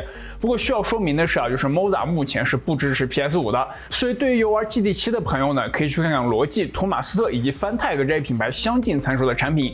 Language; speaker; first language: Chinese; native; Chinese